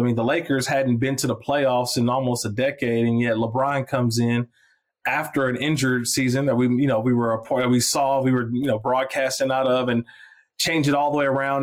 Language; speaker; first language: English; native; English